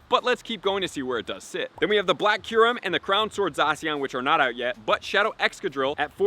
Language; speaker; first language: English; native; English